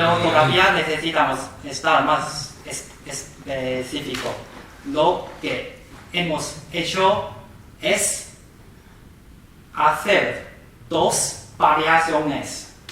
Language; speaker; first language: Spanish; non-native, fluent; Chinese